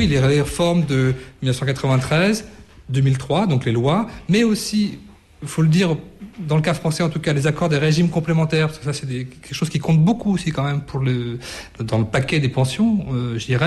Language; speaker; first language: French; native; French